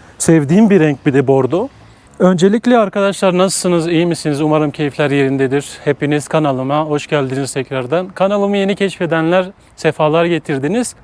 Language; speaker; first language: Turkish; native; Turkish